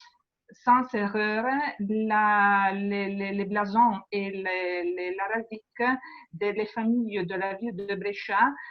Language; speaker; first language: French; non-native, fluent; Italian